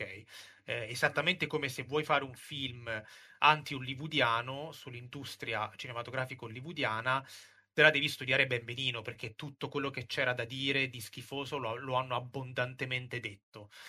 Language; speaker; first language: Italian; native; Italian